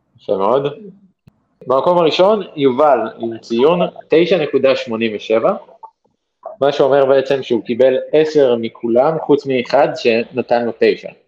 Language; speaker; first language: Hebrew; native; Hebrew